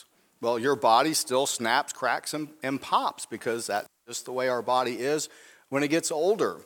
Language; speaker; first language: English; native; English